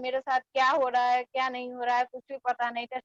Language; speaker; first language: Hindi; non-native, fluent; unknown